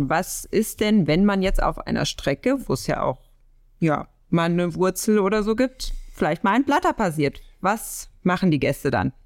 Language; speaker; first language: German; native; German